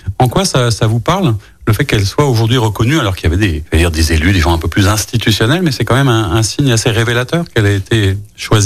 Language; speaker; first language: French; native; French